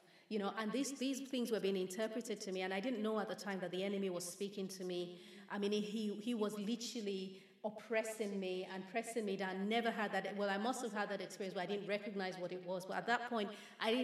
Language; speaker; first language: English; non-native, local second language; Yoruba